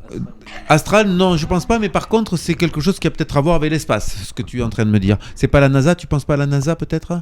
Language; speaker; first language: French; native; French